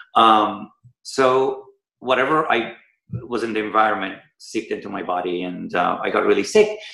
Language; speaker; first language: English; early bilingual, other home language; Persian